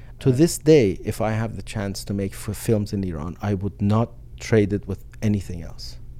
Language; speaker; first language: English; non-native, fluent; Persian